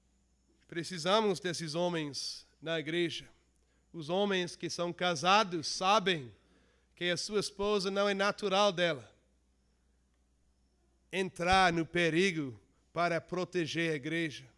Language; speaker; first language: Portuguese; non-native, fluent; English